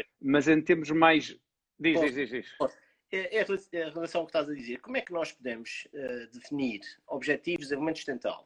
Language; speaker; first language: Portuguese; native; Portuguese